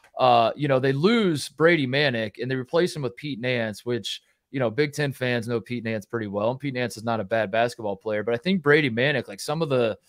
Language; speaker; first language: English; native; English